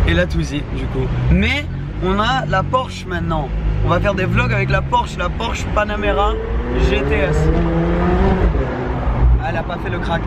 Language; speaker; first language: French; native; French